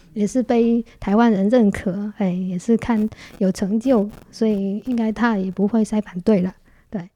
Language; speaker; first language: Chinese; non-native, fluent; Vietnamese